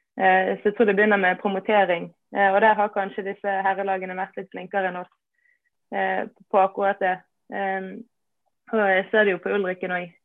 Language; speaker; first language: Norwegian; native; Norwegian